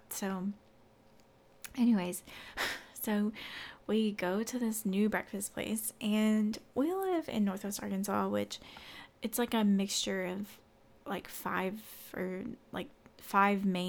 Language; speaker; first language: English; native; English